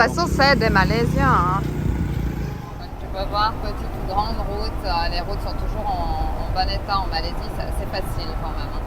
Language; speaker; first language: French; native; French